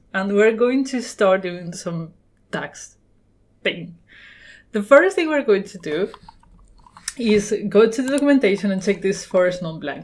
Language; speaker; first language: English; non-native, fluent; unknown